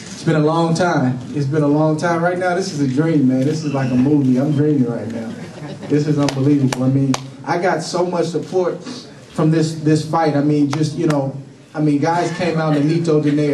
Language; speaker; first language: English; native; English